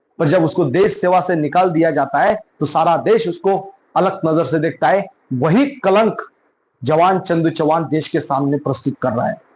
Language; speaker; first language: Hindi; non-native, local second language; Marathi